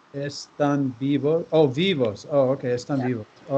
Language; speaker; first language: Spanish; non-native, learner; English